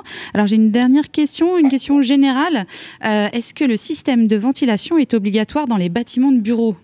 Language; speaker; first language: French; native; French